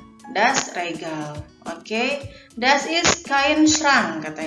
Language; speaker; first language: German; non-native, fluent; Indonesian